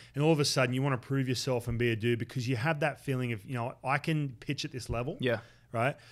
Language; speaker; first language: English; native; English